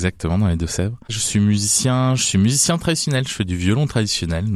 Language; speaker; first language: French; native; French